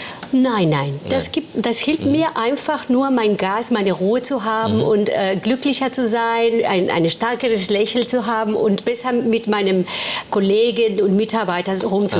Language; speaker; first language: German; non-native, fluent; Spanish